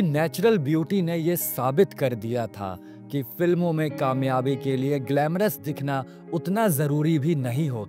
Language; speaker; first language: Hindi; native; Hindi